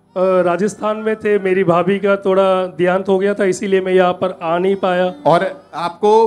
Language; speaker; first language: Hindi; native; Hindi